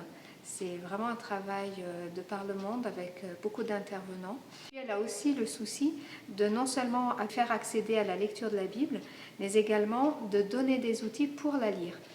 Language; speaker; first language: French; native; French